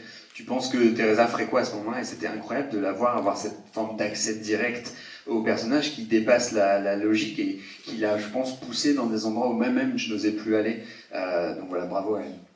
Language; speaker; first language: French; native; French